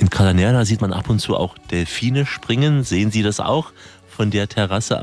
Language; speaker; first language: German; native; German